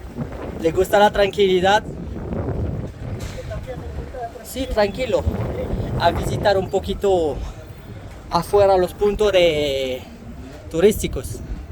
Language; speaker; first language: Spanish; non-native, learner; French